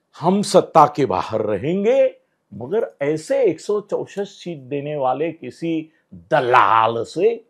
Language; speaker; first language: Hindi; non-native, local second language; Marathi